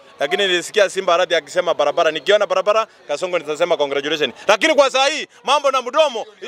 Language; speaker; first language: Swahili; non-native, local second language; Gusii